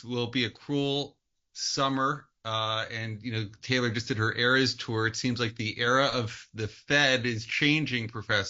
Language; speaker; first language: English; native; English